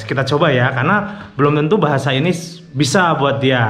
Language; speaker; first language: Indonesian; native; Indonesian